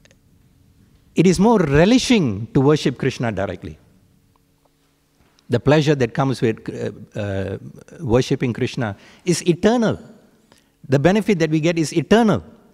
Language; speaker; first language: English; non-native, local second language; Tamil